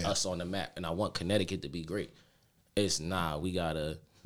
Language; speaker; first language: English; native; English